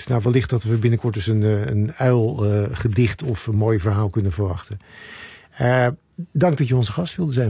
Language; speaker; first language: Dutch; native; Dutch